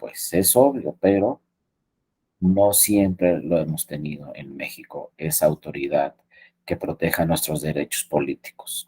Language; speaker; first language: Spanish; native; Spanish